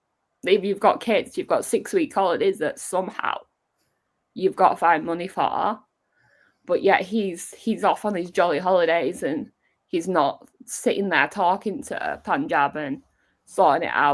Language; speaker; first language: English; native; English